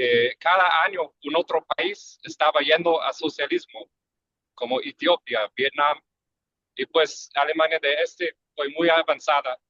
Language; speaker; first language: Spanish; early bilingual, heritage; English